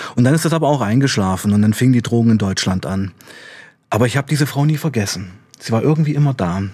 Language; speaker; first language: German; native; German